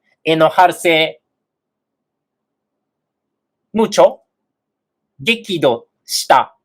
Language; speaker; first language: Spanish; non-native, fluent; Japanese